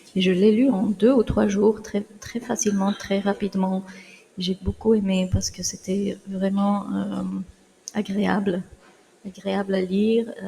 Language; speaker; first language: French; non-native, fluent; Spanish